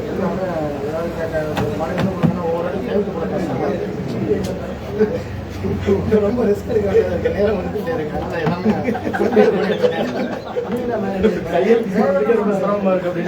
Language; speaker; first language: Tamil; native; Tamil